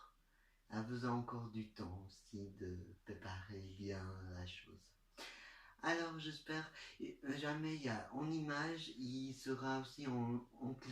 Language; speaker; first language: French; non-native, learner; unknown